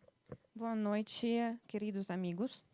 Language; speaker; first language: Portuguese; non-native, fluent; Russian